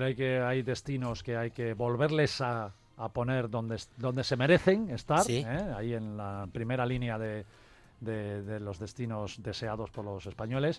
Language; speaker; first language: Spanish; native; Spanish